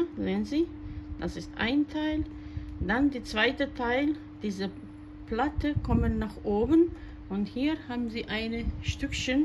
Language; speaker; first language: German; non-native, fluent; Croatian